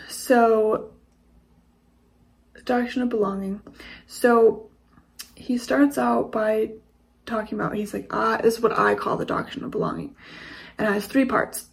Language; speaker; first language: English; native; English